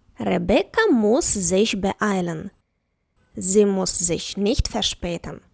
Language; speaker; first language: German; non-native, fluent; Ukrainian